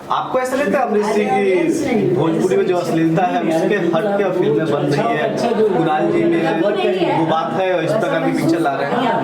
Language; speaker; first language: Hindi; native; Hindi